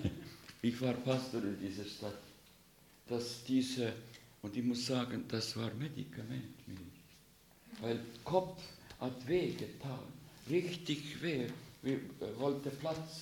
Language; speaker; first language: German; non-native, learner; Russian